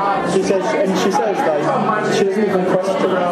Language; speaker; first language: English; native; English